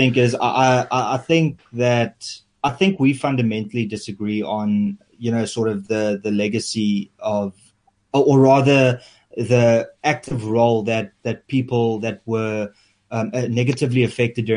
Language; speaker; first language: English; non-native, local second language; Afrikaans